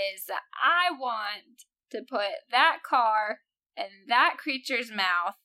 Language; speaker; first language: English; native; English